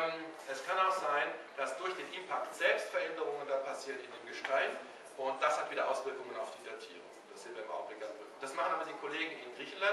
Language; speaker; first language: German; native; German